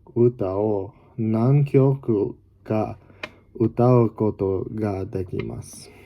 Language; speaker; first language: Japanese; non-native, learner; English